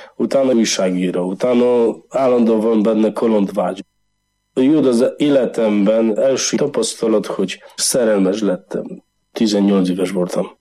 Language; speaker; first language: Hungarian; non-native, learner; Polish